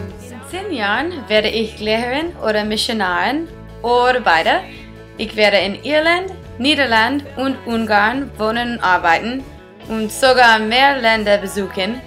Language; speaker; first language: German; non-native, learner; English